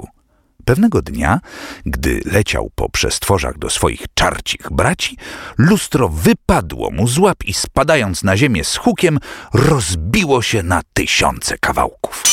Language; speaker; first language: Polish; native; Polish